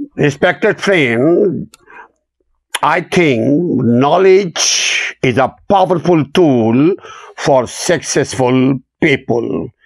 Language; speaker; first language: English; non-native, local second language; Urdu